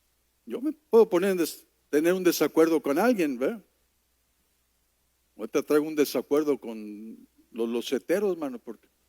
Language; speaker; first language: Spanish; native; Spanish